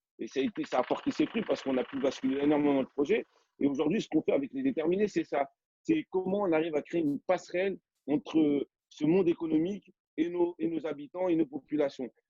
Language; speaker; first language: French; native; French